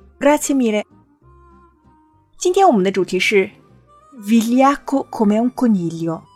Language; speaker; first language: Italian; non-native, fluent; Chinese